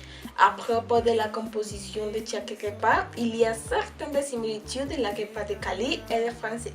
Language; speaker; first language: French; non-native, learner; Spanish